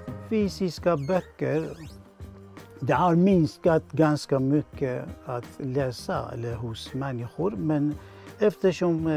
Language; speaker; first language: Swedish; non-native, fluent; Persian